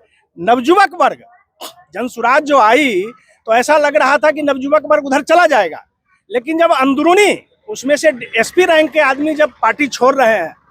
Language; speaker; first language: Hindi; native; Hindi